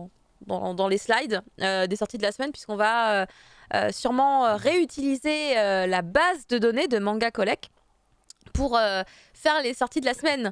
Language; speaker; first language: French; native; French